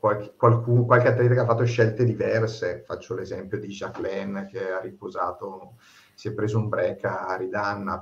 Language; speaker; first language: Italian; native; Italian